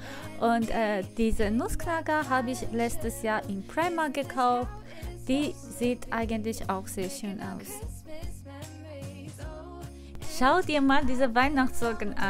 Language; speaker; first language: German; non-native, fluent; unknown